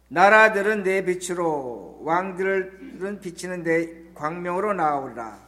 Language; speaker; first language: Korean; native; Korean